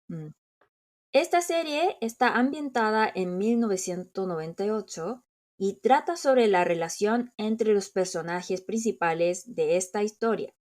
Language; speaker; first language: Spanish; non-native, fluent; Korean